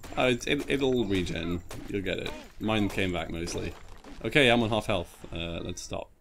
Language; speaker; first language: English; native; English